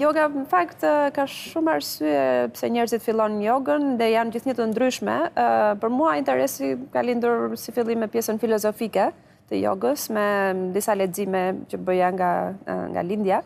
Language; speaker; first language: Albanian; native; Albanian